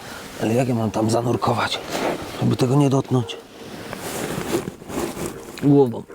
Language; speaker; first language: Polish; native; Polish